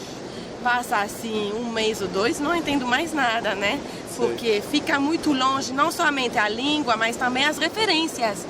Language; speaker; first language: Portuguese; non-native, fluent; Spanish